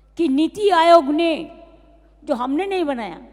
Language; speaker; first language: Hindi; non-native, local second language; Bangla